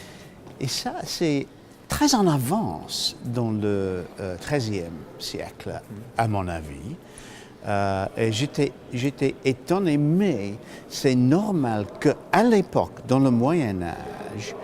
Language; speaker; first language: French; non-native, fluent; English